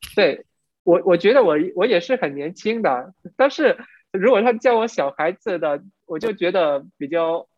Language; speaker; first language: Chinese; non-native, fluent; Vietnamese